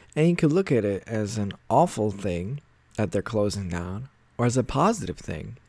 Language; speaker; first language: English; native; English